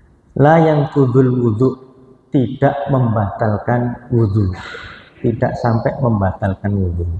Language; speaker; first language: Indonesian; non-native, local second language; Javanese